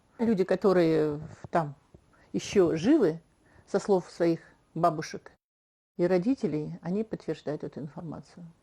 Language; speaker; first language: Russian; non-native, local second language; Chuvash